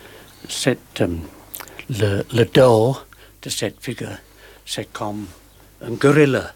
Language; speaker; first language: French; non-native, learner; English